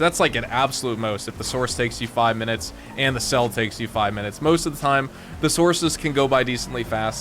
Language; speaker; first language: English; native; English